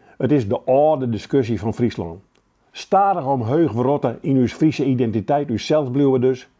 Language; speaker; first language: Dutch; non-native, local second language; Western Frisian